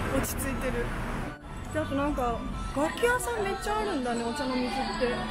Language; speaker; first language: Japanese; early bilingual, other home language; Chinese